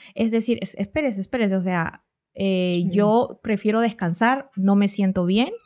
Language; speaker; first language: Spanish; native; Spanish